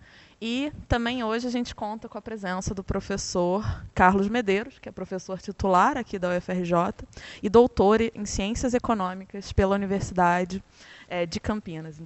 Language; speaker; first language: Portuguese; native; Portuguese